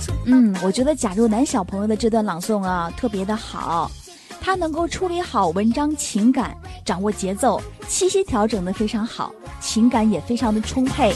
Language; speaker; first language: Chinese; native; Chinese